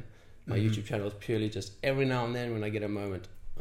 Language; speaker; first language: English; native; English